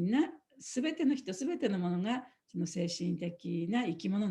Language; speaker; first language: Japanese; native; Japanese